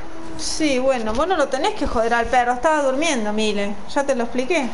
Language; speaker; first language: Spanish; native; Spanish